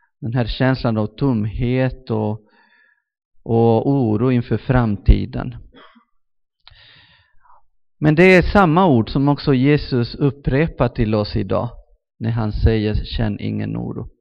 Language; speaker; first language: Swedish; non-native, fluent; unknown